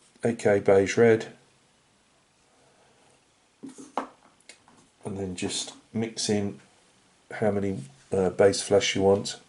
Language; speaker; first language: English; native; English